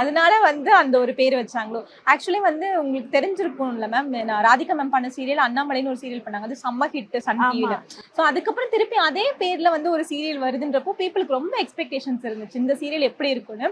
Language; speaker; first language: Tamil; native; Tamil